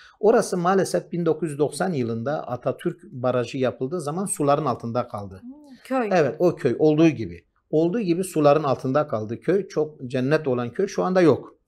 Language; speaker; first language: Turkish; non-native, local second language; Kurdish